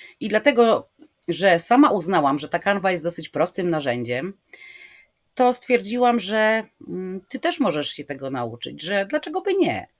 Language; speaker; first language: Polish; native; Polish